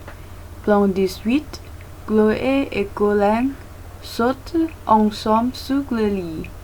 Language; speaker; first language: French; non-native, learner; Thai